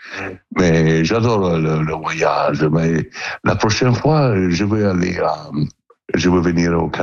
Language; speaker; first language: French; non-native, learner; Italian